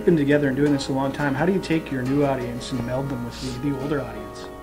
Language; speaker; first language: English; native; English